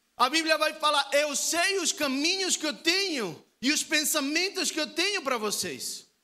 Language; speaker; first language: Portuguese; non-native, fluent; Spanish